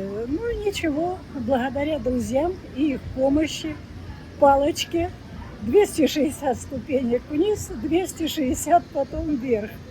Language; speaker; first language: Russian; native; Russian